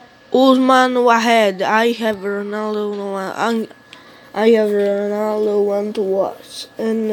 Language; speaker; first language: English; non-native, learner; Italian